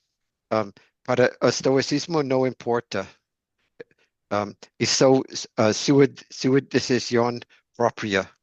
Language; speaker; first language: Portuguese; non-native, learner; English